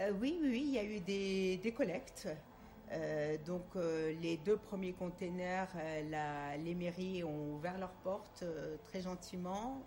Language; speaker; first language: French; non-native, local second language; Armenian